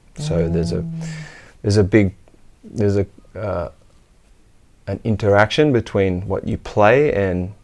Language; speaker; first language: English; native; English